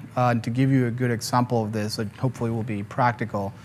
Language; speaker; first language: English; non-native, fluent; Spanish